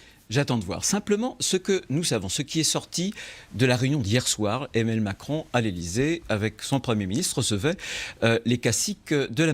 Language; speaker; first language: French; native; French